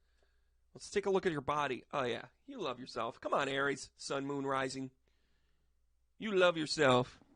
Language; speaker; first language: English; native; English